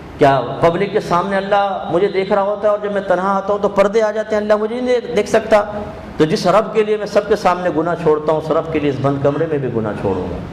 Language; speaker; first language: Urdu; native; Urdu